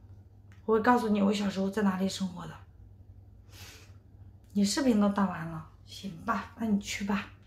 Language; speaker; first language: Chinese; native; Chinese